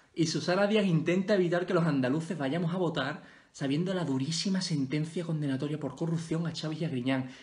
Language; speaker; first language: Spanish; native; Spanish